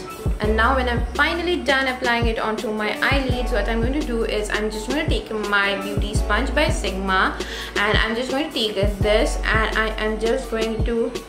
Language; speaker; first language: English; non-native, local second language; Bangla